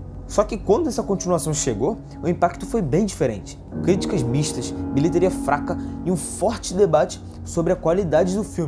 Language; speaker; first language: Portuguese; native; Portuguese